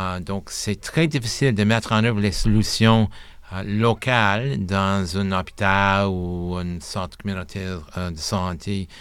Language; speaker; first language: French; non-native, local second language; English